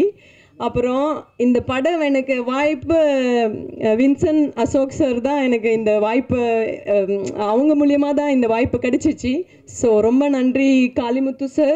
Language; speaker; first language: Tamil; non-native, fluent; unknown